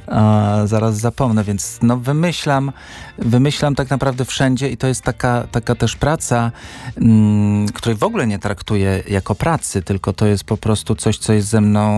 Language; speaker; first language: Polish; native; Polish